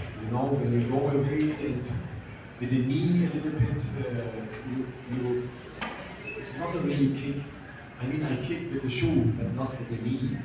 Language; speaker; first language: English; non-native, fluent; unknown